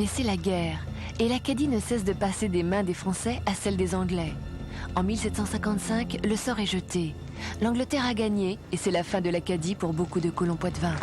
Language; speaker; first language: French; native; French